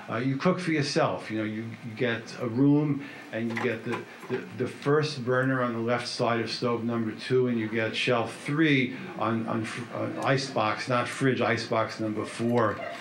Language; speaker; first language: English; native; English